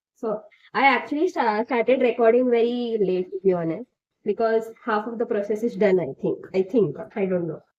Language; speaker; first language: English; non-native, local second language; Marathi